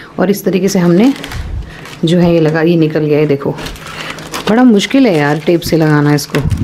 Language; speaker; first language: Hindi; native; Hindi